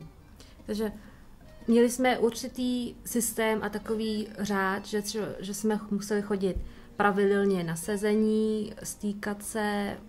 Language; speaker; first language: Czech; early bilingual, other home language; Vietnamese